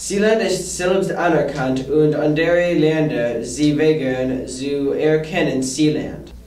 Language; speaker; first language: German; non-native, learner; English